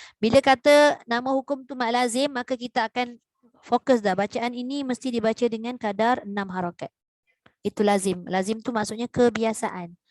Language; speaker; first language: Malay; native; Malay